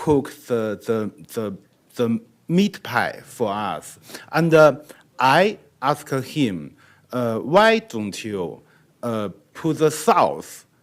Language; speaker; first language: English; non-native, learner; Chinese